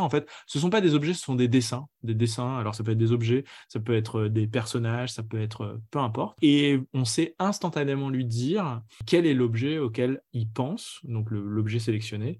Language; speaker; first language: French; native; French